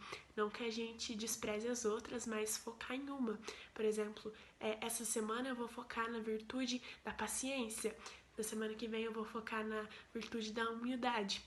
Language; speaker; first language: Portuguese; native; Portuguese